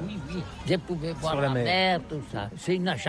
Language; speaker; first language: French; non-native, learner; Catalan